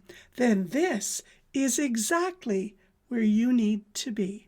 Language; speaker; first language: English; native; English